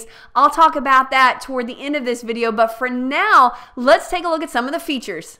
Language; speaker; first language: English; native; English